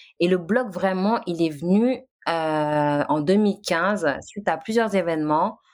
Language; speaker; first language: French; non-native, local second language; Wolof